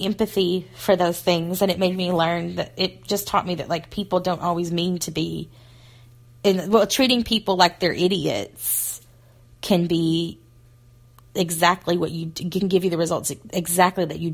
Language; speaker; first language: English; native; English